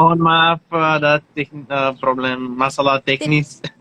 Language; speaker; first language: Indonesian; non-native, fluent; Bulgarian